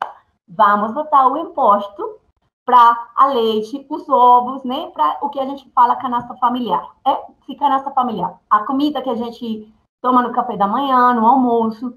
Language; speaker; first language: Portuguese; non-native, fluent; Spanish